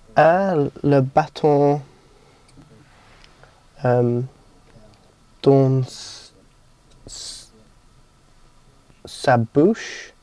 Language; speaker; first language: French; non-native, learner; English